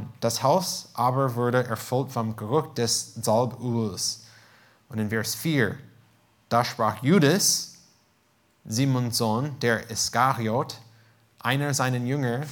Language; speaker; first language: German; non-native, fluent; English